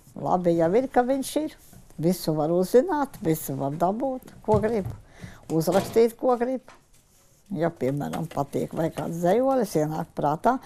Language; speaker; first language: Latvian; native; Latvian